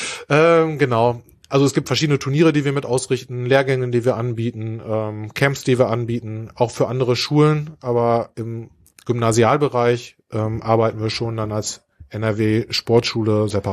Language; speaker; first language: German; native; German